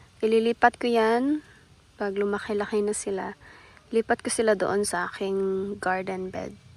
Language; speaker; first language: Filipino; non-native, local second language; Cebuano